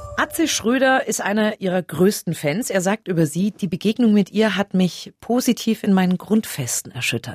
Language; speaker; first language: German; native; German